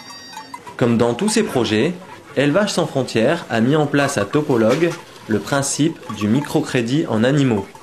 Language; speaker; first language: French; native; French